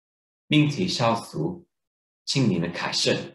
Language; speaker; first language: Chinese; non-native, learner; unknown